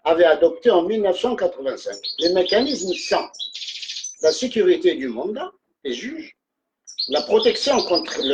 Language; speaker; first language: French; non-native, local second language; Arabic